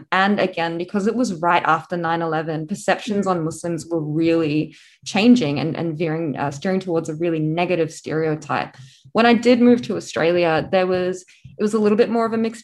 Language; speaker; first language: English; native; English